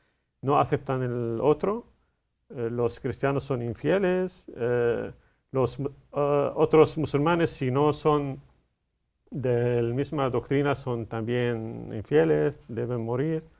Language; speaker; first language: Spanish; non-native, learner; Arabic